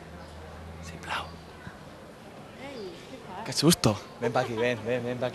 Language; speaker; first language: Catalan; non-native, learner; Spanish